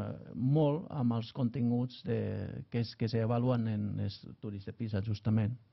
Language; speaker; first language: Catalan; non-native, fluent; Finnish